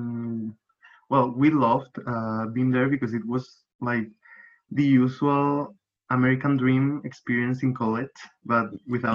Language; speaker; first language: English; non-native, fluent; Spanish